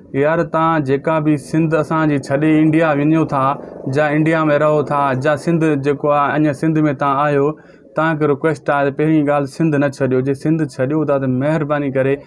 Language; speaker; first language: Urdu; native; Urdu